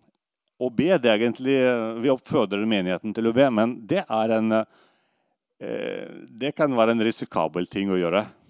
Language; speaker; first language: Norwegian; non-native, fluent; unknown